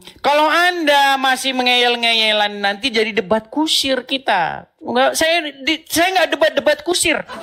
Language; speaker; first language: Indonesian; native; Indonesian